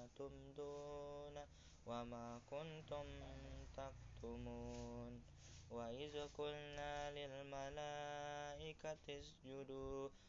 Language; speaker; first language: Arabic; non-native, learner; Indonesian